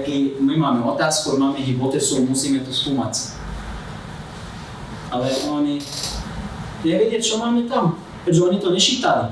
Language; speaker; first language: Slovak; non-native, fluent; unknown